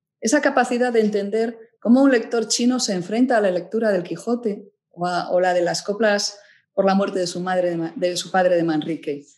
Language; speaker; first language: Spanish; native; Spanish